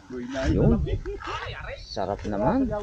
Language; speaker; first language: Filipino; native; Filipino